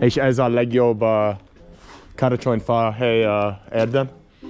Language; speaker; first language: Hungarian; non-native, learner; English